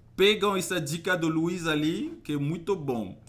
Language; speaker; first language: Portuguese; non-native, fluent; French